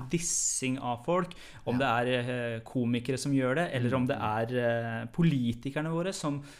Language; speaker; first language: Norwegian; non-native, fluent; Persian